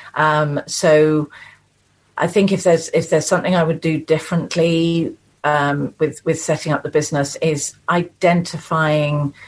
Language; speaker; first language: English; native; English